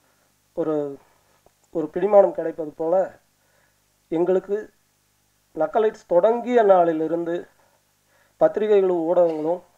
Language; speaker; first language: Tamil; native; Tamil